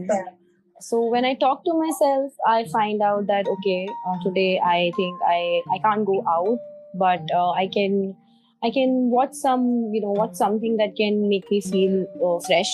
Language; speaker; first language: English; non-native, local second language; Hindi